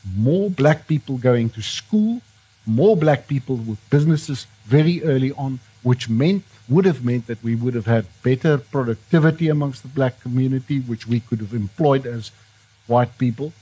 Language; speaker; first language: English; non-native, local second language; Afrikaans